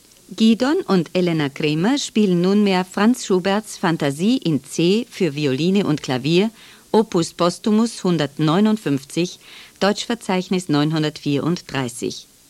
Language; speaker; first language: German; native; German